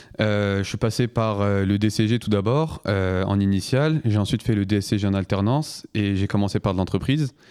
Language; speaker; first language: French; early bilingual, other home language; Turkish